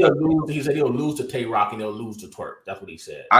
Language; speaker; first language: English; native; English